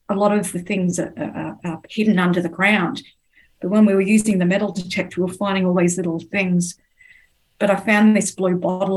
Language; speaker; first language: English; native; English